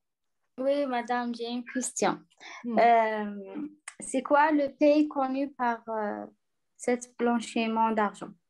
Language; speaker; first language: French; non-native, learner; Arabic